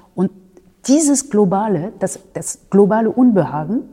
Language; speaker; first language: German; non-native, fluent; French